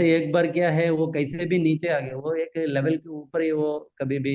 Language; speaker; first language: Hindi; non-native, local second language; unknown